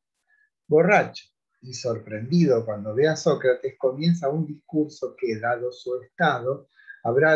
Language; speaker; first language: Spanish; native; Spanish